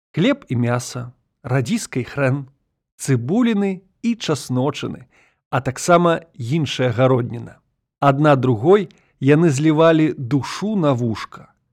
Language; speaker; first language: Belarusian; native; Belarusian